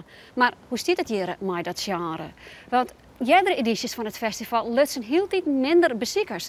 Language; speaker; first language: Dutch; non-native, local second language; Western Frisian